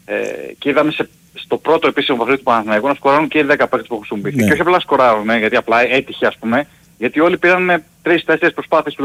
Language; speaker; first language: Greek; native; Greek